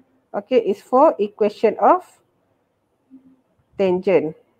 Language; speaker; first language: English; non-native, local second language; Malay